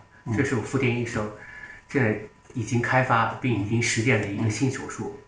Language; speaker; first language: Chinese; native; Chinese